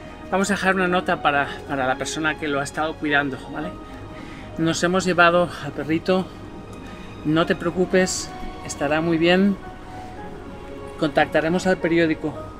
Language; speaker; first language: Spanish; native; Spanish